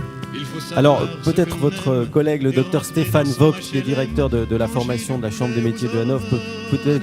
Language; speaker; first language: French; native; French